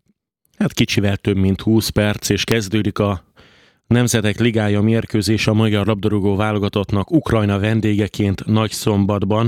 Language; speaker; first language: Hungarian; native; Hungarian